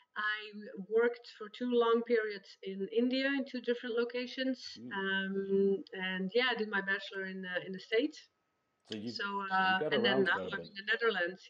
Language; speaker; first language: English; non-native, fluent; Dutch